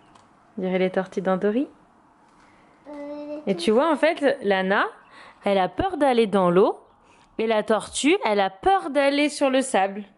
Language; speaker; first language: French; native; French